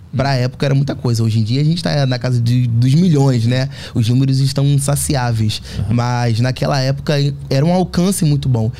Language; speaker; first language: Portuguese; native; Portuguese